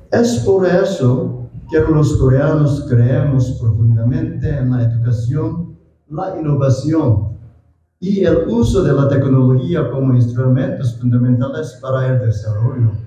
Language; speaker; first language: Spanish; non-native, fluent; Korean